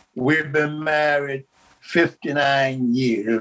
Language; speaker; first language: English; native; English